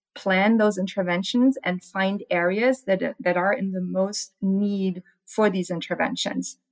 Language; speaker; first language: English; non-native, fluent; German